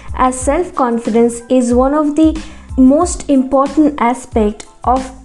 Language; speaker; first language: English; non-native, local second language; Bangla